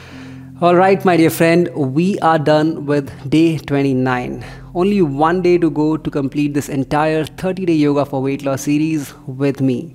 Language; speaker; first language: English; non-native, local second language; Hindi